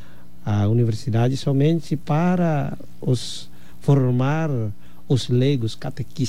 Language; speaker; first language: Portuguese; non-native, fluent; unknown